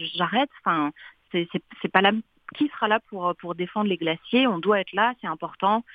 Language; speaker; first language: French; native; French